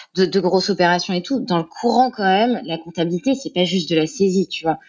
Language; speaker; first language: French; native; French